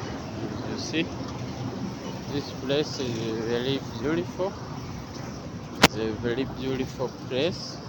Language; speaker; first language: English; non-native, learner; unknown